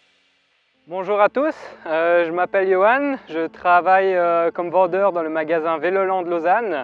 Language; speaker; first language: French; native; French